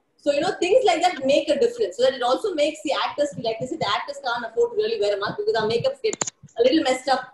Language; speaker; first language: English; non-native, local second language; Tamil